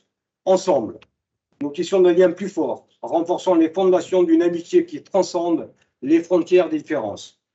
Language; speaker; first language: French; native; French